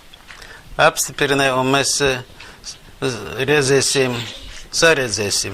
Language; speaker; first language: Latvian; non-native, local second language; Russian